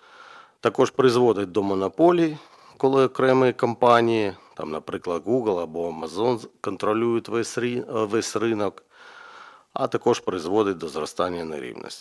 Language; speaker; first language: Ukrainian; native; Ukrainian